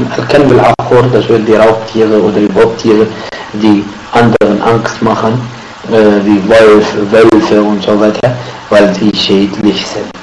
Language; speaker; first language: German; non-native, fluent; Arabic